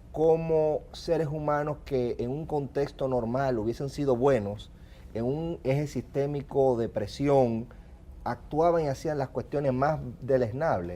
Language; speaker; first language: Spanish; native; Spanish